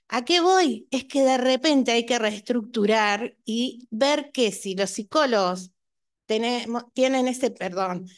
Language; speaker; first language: Spanish; native; Spanish